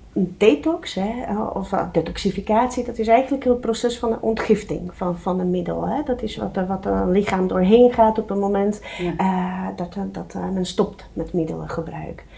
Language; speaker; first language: Dutch; non-native, fluent; Czech